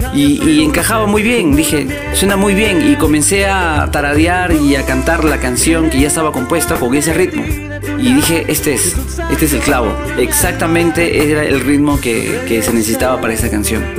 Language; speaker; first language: Spanish; native; Spanish